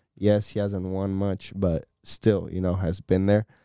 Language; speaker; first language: English; early bilingual, other home language; Spanish